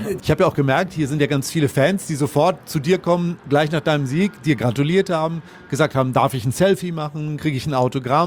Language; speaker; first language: German; native; German